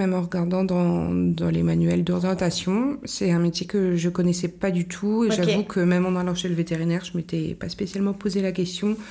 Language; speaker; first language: French; native; French